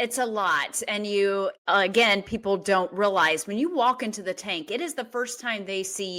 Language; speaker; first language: English; native; English